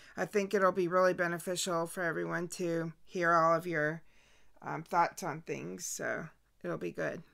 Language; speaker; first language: English; native; English